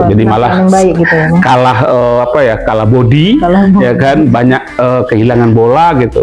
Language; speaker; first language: Indonesian; native; Indonesian